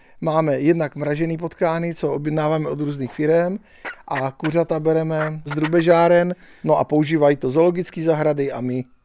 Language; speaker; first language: Czech; native; Czech